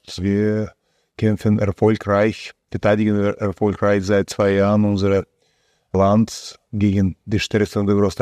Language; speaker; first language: German; non-native, fluent; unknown